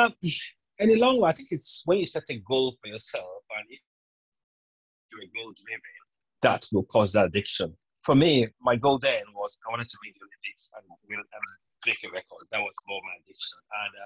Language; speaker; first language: English; non-native, local second language; Yoruba